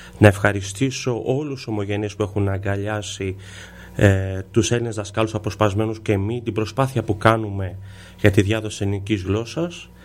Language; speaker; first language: Greek; early bilingual, heritage; Greek